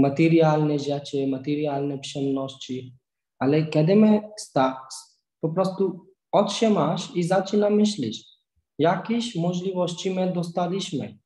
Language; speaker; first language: Polish; non-native, learner; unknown